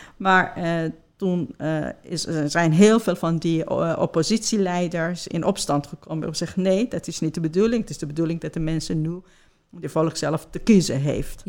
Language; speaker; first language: Dutch; non-native, fluent; Persian